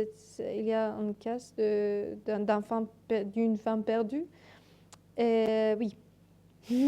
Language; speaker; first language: French; non-native, learner; Persian